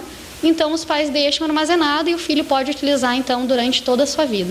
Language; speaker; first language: Portuguese; native; Portuguese